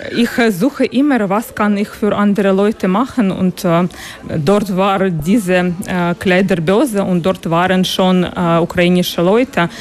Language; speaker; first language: German; non-native, learner; Ukrainian